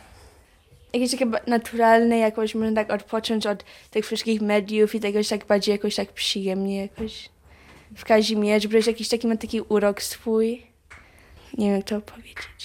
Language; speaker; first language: Polish; early bilingual, heritage; Polish